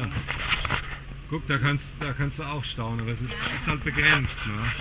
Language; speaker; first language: German; native; German